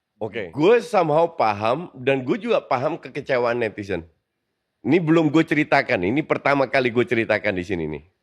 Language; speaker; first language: Indonesian; non-native, fluent; Dutch